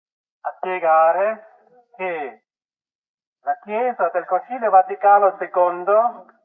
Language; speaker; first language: Italian; non-native, fluent; German